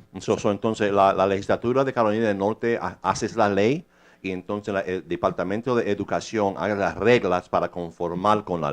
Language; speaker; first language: Spanish; early bilingual, heritage; English